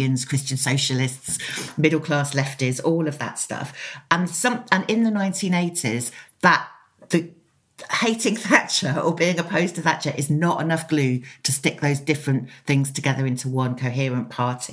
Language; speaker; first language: English; native; English